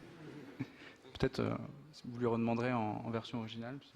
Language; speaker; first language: French; native; French